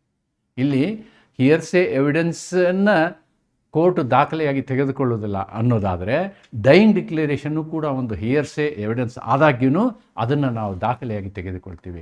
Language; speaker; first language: Kannada; native; Kannada